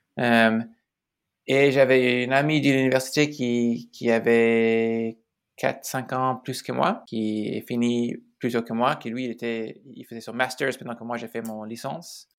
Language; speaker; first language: French; non-native, fluent; English